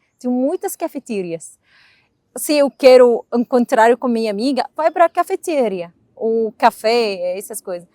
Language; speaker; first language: Portuguese; non-native, learner; Arabic